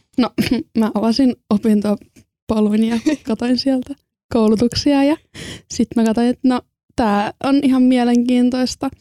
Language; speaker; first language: Finnish; early bilingual, other home language; Estonian